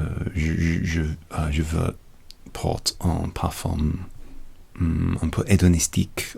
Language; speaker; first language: French; non-native, learner; English